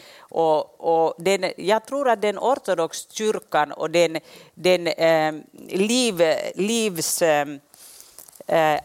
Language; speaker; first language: Swedish; non-native, local second language; Finnish